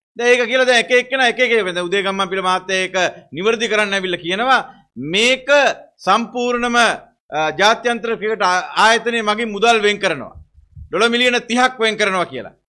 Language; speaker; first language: Sinhala; native; Sinhala